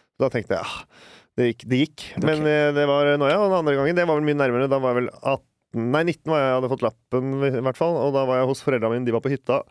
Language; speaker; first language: Norwegian; native; Norwegian